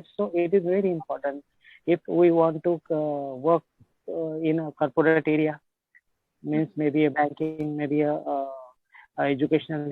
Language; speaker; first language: English; non-native, learner; Marathi